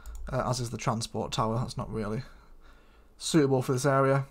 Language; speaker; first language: English; native; English